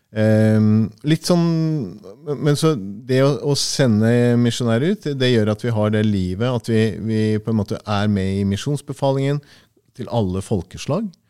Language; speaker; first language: Norwegian; early bilingual, heritage; Norwegian